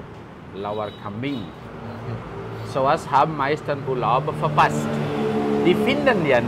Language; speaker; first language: German; non-native, fluent; Balinese